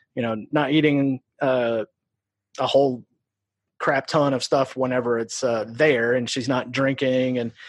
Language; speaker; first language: English; native; English